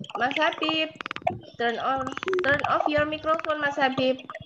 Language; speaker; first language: English; non-native, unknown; Indonesian